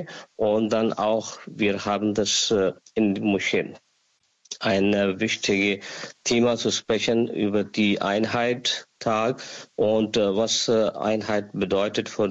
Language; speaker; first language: German; non-native, learner; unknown